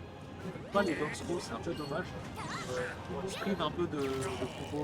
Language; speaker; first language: French; native; French